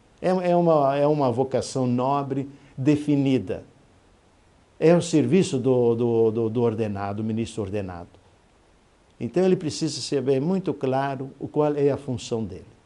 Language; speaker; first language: Portuguese; native; Portuguese